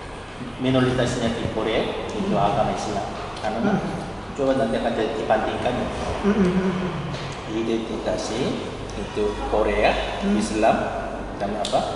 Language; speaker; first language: Indonesian; non-native, learner; Korean